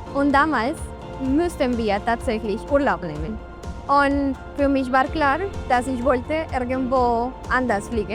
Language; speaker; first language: German; non-native, fluent; Spanish